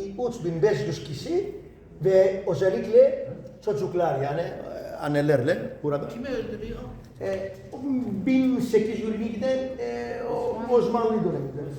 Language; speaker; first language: Turkish; non-native, learner; Greek